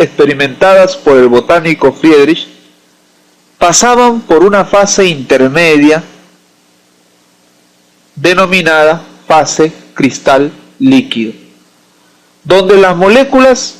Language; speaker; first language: Spanish; native; Spanish